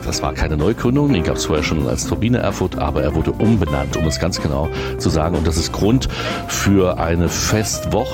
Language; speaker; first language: German; native; German